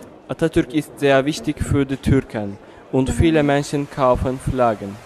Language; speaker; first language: German; non-native, learner; Turkish